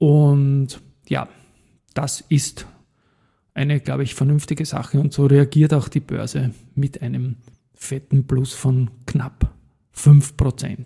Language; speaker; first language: German; native; German